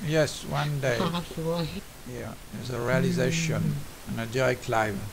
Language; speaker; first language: English; non-native, learner; French